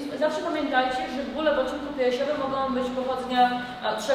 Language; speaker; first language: Polish; native; Polish